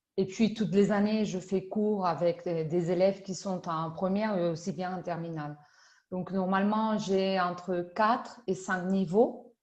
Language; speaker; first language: French; non-native, fluent; Spanish